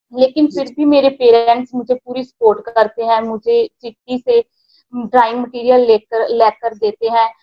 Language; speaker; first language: Hindi; native; Hindi